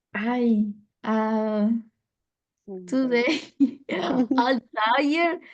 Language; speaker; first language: English; non-native, learner; Spanish